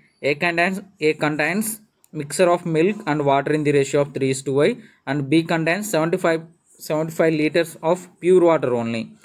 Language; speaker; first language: English; non-native, local second language; Telugu